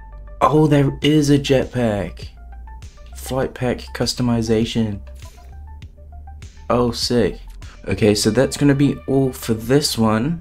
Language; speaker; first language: English; native; English